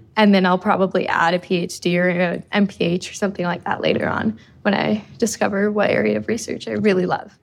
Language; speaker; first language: English; early bilingual, other home language; Spanish